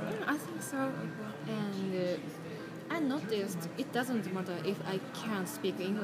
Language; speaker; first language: English; non-native, learner; Japanese